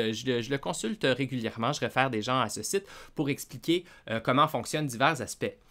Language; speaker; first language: French; native; French